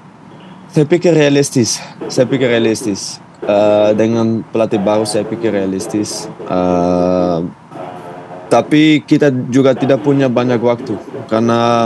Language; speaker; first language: Indonesian; non-native, fluent; Dutch